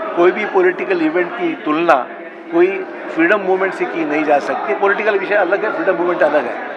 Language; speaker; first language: Hindi; non-native, local second language; Marathi